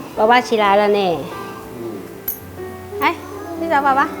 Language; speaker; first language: Chinese; non-native, fluent; Vietnamese